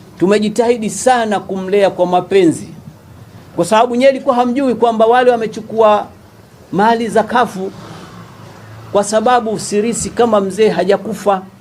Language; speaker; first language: Swahili; native; Swahili